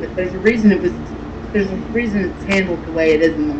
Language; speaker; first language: English; native; English